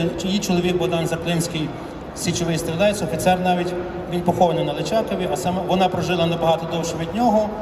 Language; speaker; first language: Ukrainian; native; Ukrainian